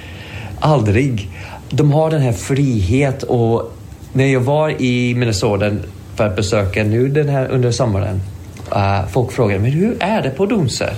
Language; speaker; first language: Swedish; non-native, fluent; English